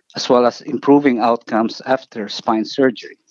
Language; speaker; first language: English; non-native, local second language; Filipino